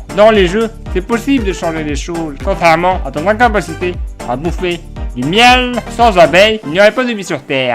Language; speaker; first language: French; native; French